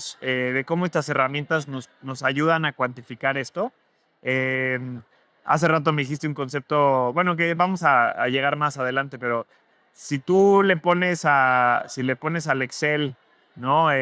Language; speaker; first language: Spanish; native; Spanish